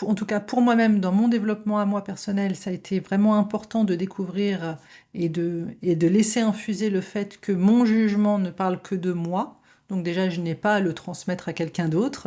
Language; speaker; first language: French; native; French